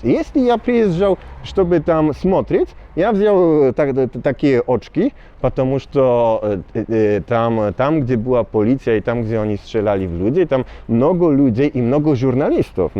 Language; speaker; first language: Russian; non-native, learner; Polish